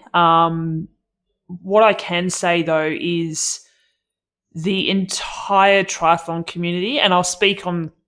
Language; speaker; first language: English; native; English